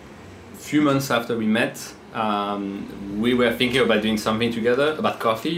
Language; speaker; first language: English; non-native, fluent; French